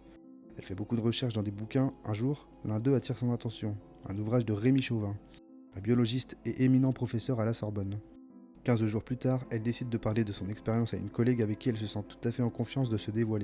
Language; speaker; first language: French; native; French